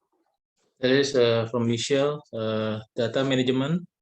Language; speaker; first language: English; non-native, learner; Indonesian